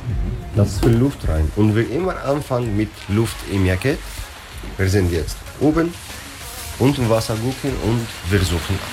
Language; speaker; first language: German; non-native, learner; Arabic